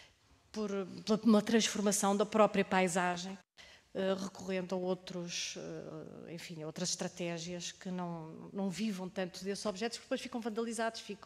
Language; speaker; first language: Portuguese; native; Portuguese